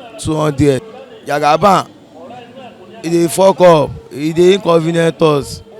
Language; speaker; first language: Nigerian Pidgin; non-native, local second language; Yoruba